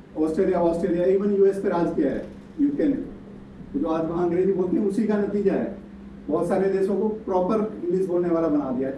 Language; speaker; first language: Hindi; native; Hindi